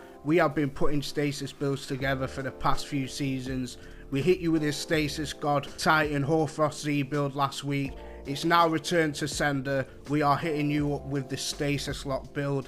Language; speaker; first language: English; native; English